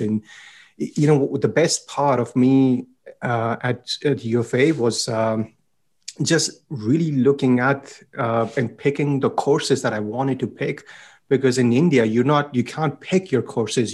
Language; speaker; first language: English; non-native, local second language; Punjabi